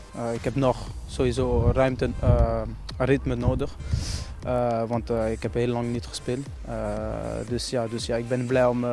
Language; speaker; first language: Dutch; non-native, fluent; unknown